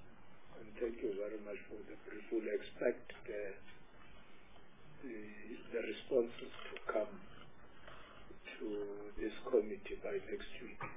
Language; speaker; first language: English; non-native, local second language; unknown